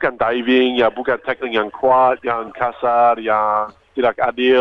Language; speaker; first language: Indonesian; non-native, fluent; Croatian